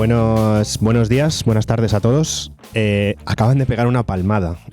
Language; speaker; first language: Spanish; native; Spanish